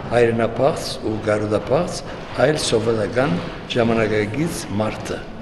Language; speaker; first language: Armenian; early bilingual, heritage; Armenian